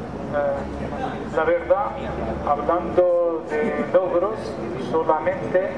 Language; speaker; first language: Spanish; non-native, fluent; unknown